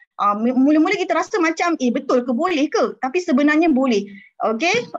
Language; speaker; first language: Malay; native; Malay